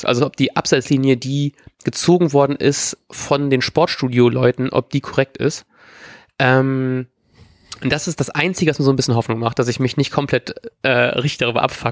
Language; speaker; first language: German; native; German